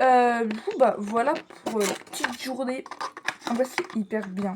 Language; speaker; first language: French; native; French